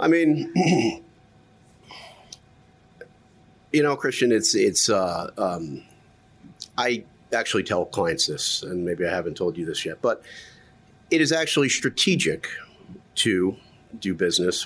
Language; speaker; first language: English; native; English